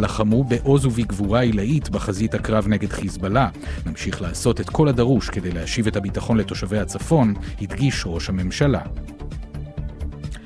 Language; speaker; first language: Hebrew; native; Hebrew